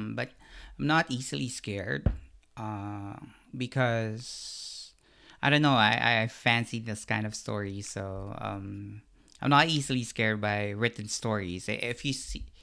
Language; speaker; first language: English; non-native, local second language; Filipino